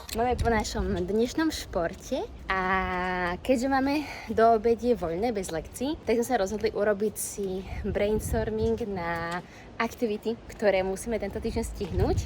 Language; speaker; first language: Slovak; native; Slovak